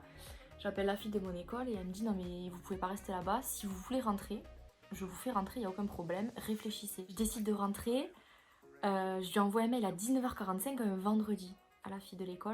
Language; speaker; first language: French; native; French